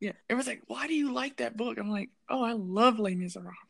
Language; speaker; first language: English; native; English